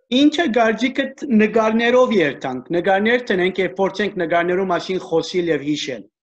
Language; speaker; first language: Armenian; early bilingual, heritage; Armenian